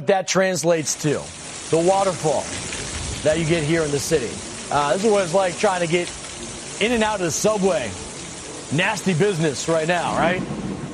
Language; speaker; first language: English; native; English